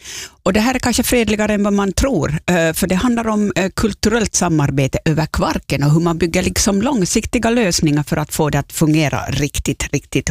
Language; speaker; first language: Swedish; native; Swedish